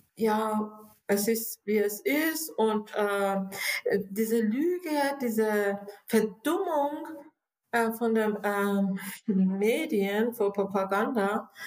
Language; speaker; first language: German; non-native, fluent; Persian